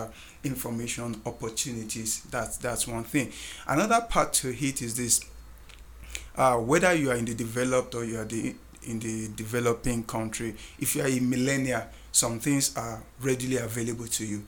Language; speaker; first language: English; non-native, local second language; Yoruba